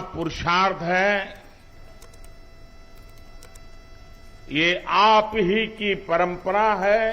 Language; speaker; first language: Hindi; non-native, local second language; Gujarati